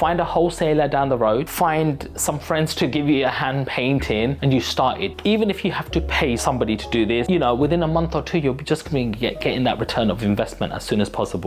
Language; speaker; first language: English; native; English